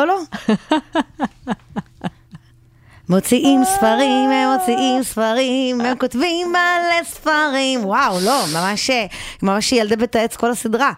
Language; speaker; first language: Hebrew; native; Hebrew